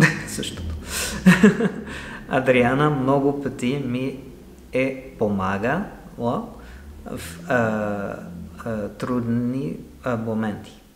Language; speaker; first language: Bulgarian; non-native, learner; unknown